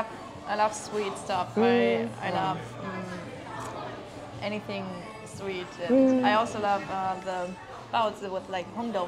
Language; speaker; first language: English; non-native, fluent; German